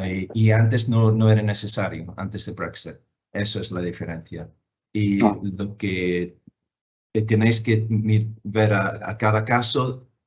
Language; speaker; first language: Spanish; non-native, fluent; English